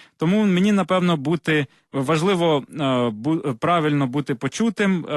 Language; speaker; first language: Ukrainian; non-native, local second language; Russian